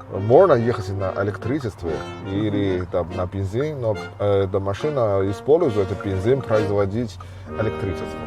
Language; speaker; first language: Russian; non-native, learner; Chinese